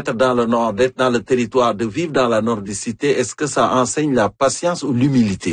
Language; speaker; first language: French; native; French